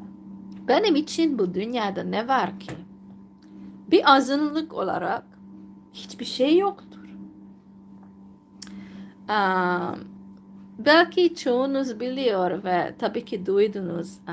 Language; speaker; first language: Turkish; non-native, fluent; Hungarian